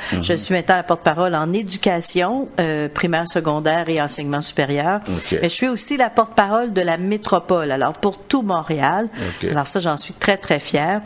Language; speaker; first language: French; native; French